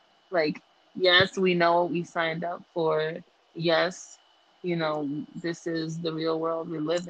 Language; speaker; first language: English; native; English